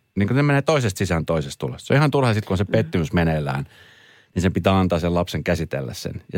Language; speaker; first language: Finnish; early bilingual, other home language; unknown